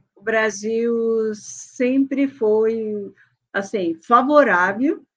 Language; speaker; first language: Portuguese; early bilingual, other home language; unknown